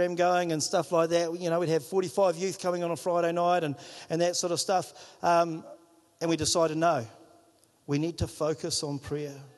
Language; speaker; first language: English; native; English